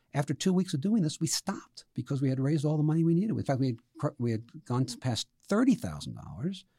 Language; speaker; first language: English; native; English